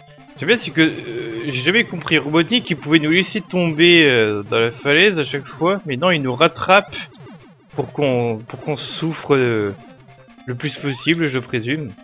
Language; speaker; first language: French; native; French